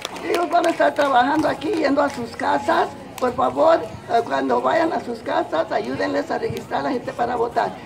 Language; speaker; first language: Spanish; early bilingual, heritage; Spanish